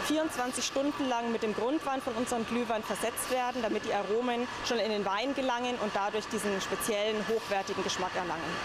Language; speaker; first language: German; native; German